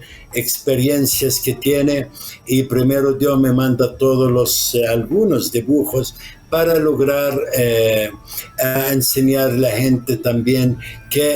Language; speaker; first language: Spanish; non-native, fluent; Arabic